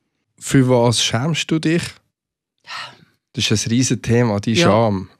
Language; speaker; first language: German; native; German